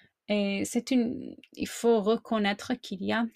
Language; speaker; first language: French; non-native, fluent; English